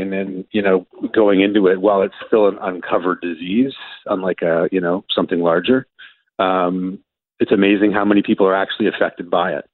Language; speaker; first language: English; native; English